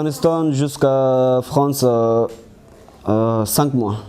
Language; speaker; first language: French; non-native, learner; Pashto